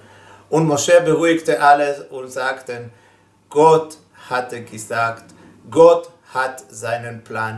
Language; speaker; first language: German; non-native, fluent; Hebrew